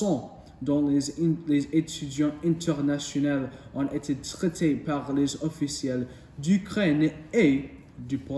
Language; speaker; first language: French; non-native, learner; English